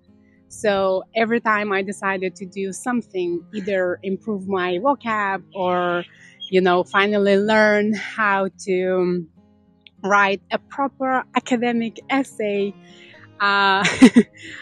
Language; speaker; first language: English; non-native, fluent; Lithuanian